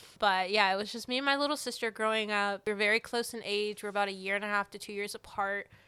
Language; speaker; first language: English; native; English